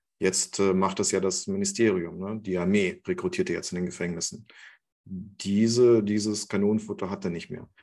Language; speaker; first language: German; non-native, fluent; Russian